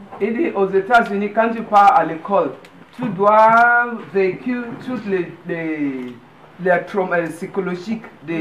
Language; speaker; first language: French; non-native, local second language; English